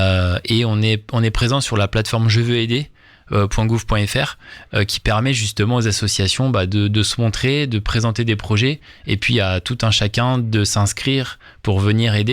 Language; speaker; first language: French; native; French